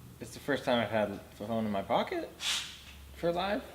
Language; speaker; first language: English; native; English